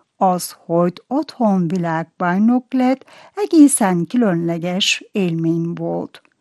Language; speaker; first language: Hungarian; non-native, fluent; Turkish